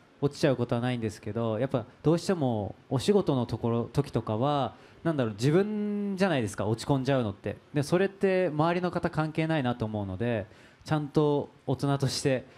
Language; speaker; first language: Japanese; native; Japanese